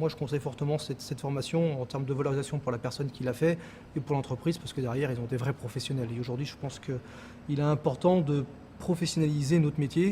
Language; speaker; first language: French; native; French